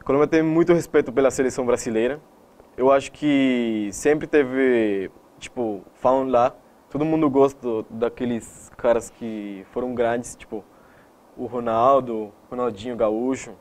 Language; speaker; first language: Portuguese; non-native, fluent; Spanish